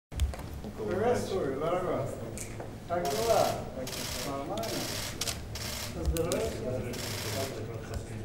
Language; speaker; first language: Russian; non-native, local second language; Turkmen